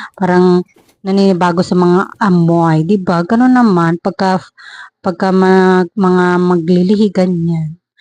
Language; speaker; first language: Filipino; non-native, local second language; Iloko